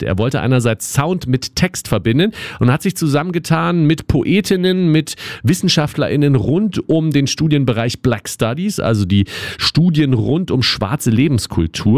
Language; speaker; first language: German; native; German